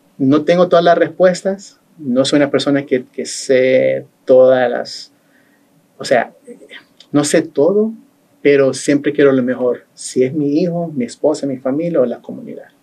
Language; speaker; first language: Spanish; early bilingual, heritage; Spanish